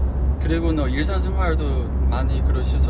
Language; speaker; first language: Korean; non-native, fluent; Chinese